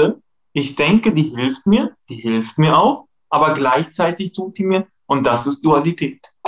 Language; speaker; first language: German; non-native, fluent; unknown